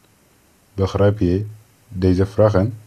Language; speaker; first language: Dutch; non-native, fluent; Tigrinya